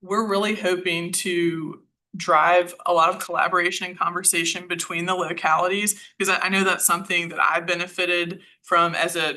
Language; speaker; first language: English; native; English